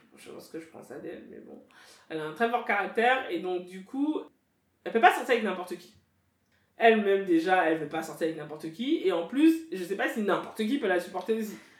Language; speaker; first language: French; native; French